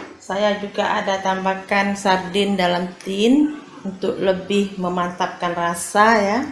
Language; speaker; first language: Indonesian; native; Indonesian